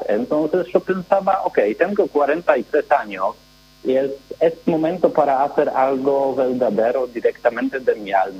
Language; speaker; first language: Spanish; non-native, learner; Polish